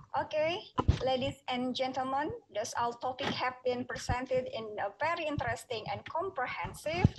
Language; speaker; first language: English; non-native, fluent; Indonesian